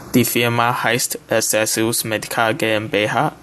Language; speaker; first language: German; non-native, learner; Chinese